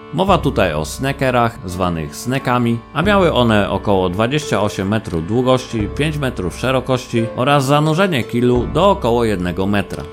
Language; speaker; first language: Polish; native; Polish